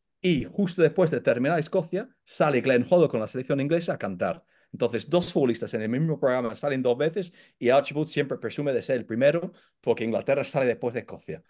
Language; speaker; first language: Spanish; non-native, fluent; English